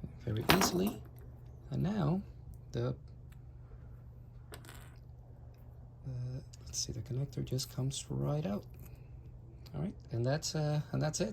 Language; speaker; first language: English; native; English